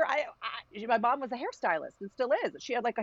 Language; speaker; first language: English; early bilingual, other home language; Greek